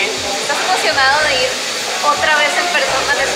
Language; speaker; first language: Spanish; native; Spanish